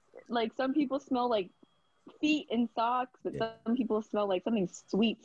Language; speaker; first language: English; early bilingual, other home language; Vietnamese